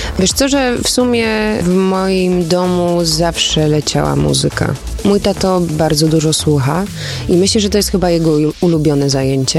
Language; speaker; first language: Polish; early bilingual, heritage; Polish